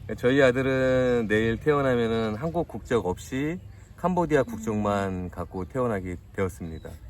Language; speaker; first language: Korean; native; Korean